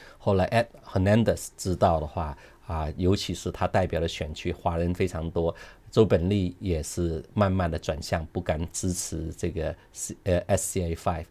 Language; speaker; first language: Chinese; non-native, local second language; Cantonese